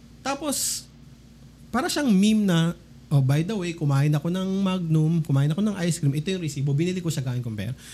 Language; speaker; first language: Filipino; native; Filipino